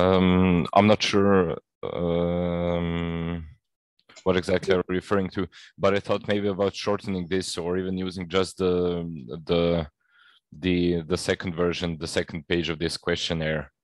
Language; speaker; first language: English; non-native, fluent; Croatian